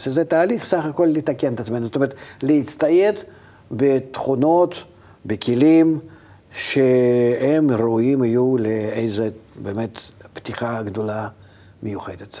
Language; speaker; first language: Hebrew; non-native, fluent; Russian